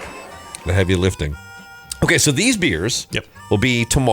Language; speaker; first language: English; native; English